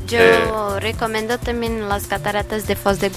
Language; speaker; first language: Spanish; non-native, learner; Portuguese